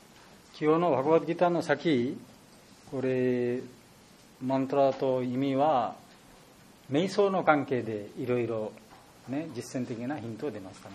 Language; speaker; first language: Japanese; non-native, learner; Bangla